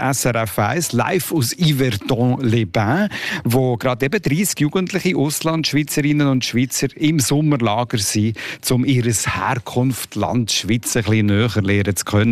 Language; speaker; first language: German; native; German